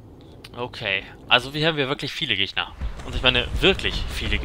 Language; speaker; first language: German; native; German